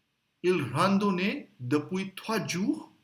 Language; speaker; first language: French; non-native, fluent; Hindi